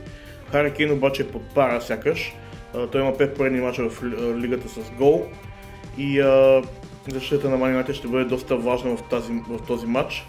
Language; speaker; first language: Bulgarian; native; Bulgarian